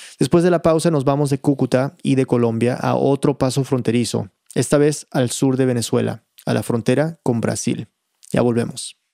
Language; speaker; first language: Spanish; early bilingual, heritage; Spanish